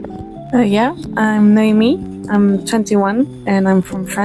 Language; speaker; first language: English; non-native, fluent; French